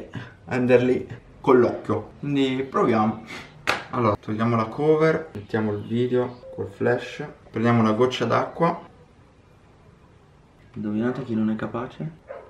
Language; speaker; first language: Italian; native; Italian